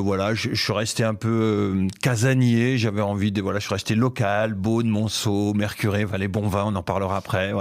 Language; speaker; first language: French; native; French